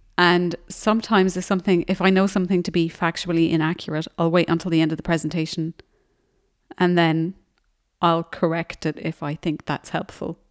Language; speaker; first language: English; native; English